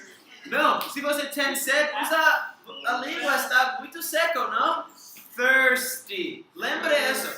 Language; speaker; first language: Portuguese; non-native, learner; English